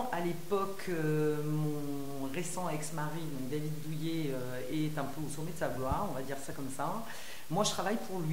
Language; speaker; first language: French; native; French